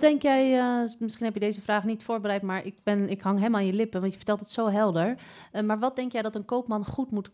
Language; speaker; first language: Dutch; native; Dutch